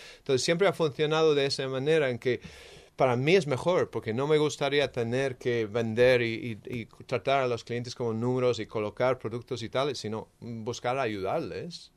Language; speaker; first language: Spanish; non-native, fluent; English